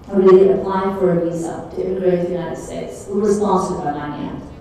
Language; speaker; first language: English; early bilingual, other home language; Czech